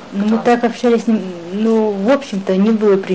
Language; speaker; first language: Russian; non-native, local second language; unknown